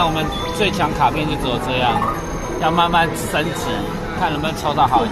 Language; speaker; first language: Chinese; native; Chinese